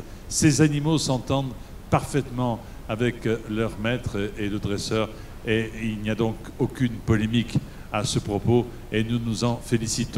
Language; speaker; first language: French; native; French